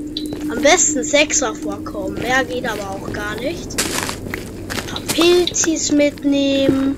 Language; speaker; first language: German; native; German